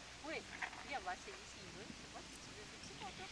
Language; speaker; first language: French; native; French